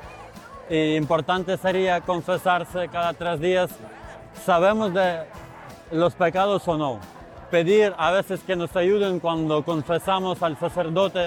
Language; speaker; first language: Spanish; non-native, fluent; Ukrainian